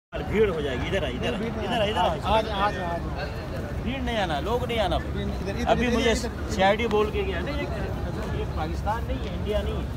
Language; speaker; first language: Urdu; non-native, learner; Arabic